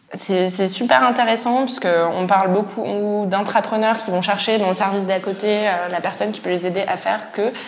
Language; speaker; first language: French; native; French